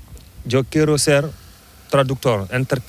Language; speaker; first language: Spanish; non-native, learner; Fula